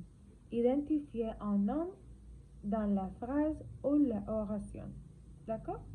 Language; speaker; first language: French; non-native, learner; Spanish